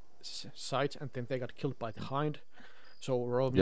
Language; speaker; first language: English; non-native, fluent; Finnish